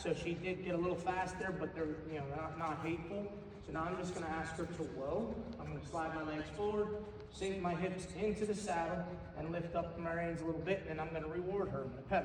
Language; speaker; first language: English; native; English